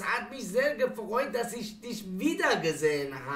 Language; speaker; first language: German; non-native, fluent; Persian